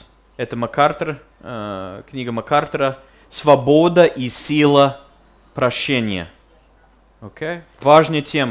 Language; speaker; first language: Russian; non-native, fluent; English